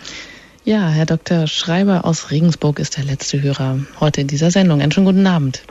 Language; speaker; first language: German; native; German